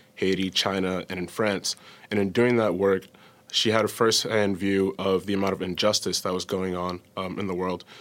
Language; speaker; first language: English; native; English